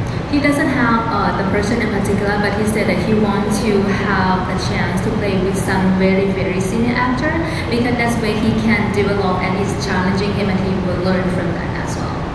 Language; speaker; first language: English; non-native, fluent; Thai